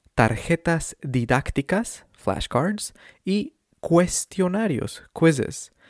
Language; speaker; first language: Spanish; native; Spanish